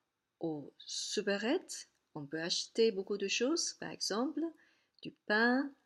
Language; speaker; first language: French; non-native, fluent; Cantonese